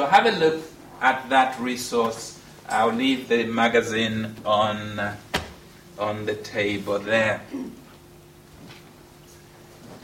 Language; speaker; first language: English; non-native, local second language; Bemba